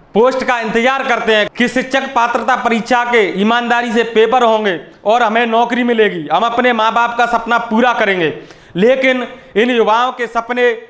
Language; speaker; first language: Hindi; native; Hindi